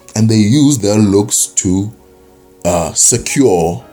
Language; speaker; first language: English; non-native, local second language; Zulu